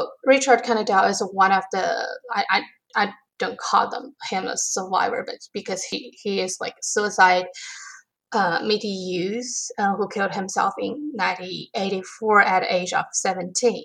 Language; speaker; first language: English; non-native, learner; Chinese